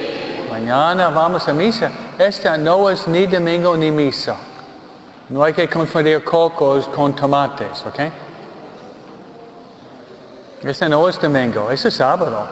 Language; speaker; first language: Spanish; non-native, fluent; English